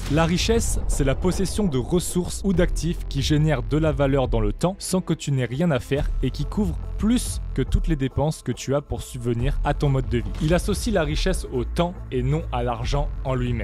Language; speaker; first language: French; native; French